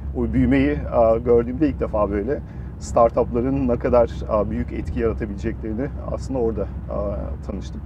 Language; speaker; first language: Turkish; early bilingual, heritage; Turkish